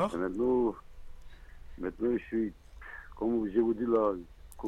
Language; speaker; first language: French; non-native, learner; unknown